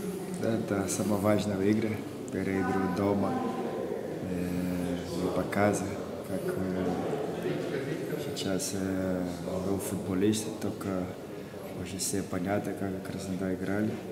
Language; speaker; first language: Russian; non-native, learner; Portuguese